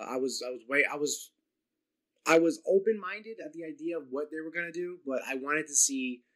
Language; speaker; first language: English; native; English